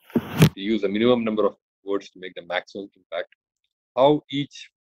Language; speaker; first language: English; non-native, local second language; Malayalam